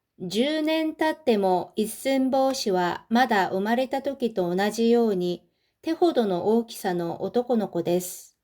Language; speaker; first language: Japanese; non-native, fluent; Korean